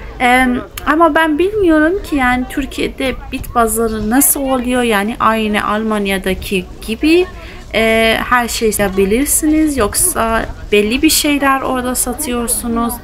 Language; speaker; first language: Turkish; early bilingual, heritage; Turkish